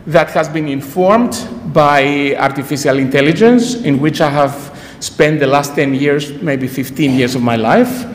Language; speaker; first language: English; non-native, fluent; Greek